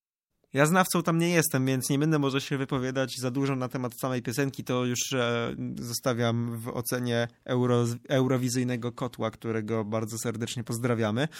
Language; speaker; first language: Polish; native; Polish